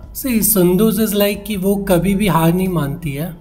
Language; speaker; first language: Hindi; native; Hindi